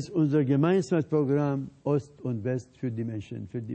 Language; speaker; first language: German; non-native, fluent; Arabic